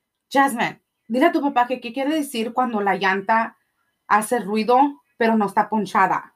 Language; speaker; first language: Spanish; early bilingual, heritage; Spanish